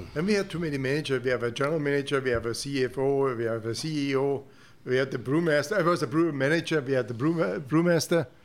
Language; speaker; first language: English; non-native, fluent; German